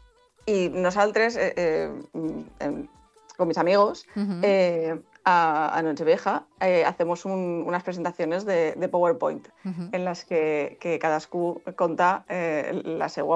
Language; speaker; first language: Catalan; non-native, local second language; Spanish